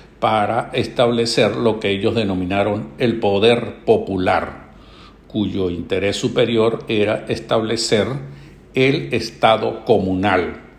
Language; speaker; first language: Spanish; native; Spanish